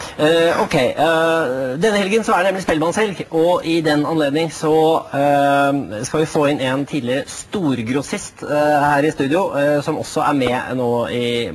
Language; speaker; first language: Norwegian; native; Norwegian